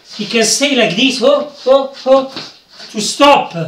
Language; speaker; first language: English; non-native, learner; Italian